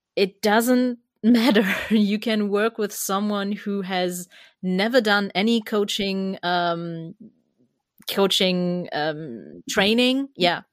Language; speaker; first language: English; non-native, fluent; German